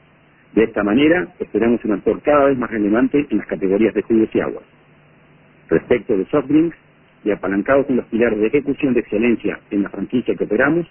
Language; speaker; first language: Spanish; native; Spanish